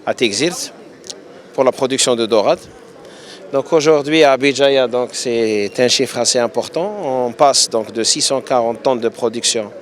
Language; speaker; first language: French; non-native, local second language; Arabic